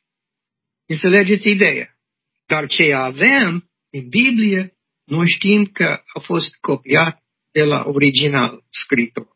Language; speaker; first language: Romanian; non-native, learner; English